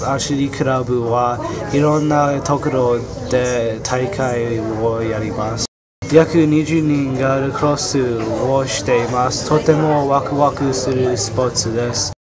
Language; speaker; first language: Japanese; non-native, learner; English